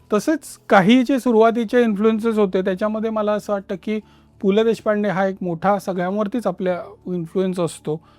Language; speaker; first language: Marathi; native; Marathi